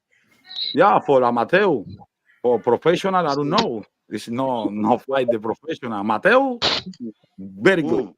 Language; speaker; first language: English; non-native, learner; Spanish